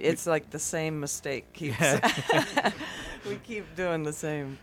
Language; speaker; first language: English; native; English